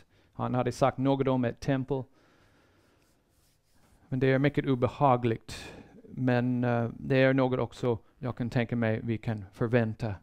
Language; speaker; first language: Swedish; non-native, fluent; English